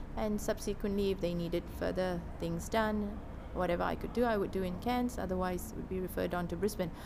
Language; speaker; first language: English; non-native, local second language; Tamil